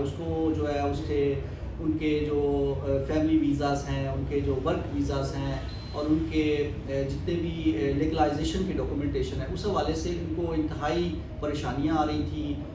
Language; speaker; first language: Urdu; non-native, local second language; Punjabi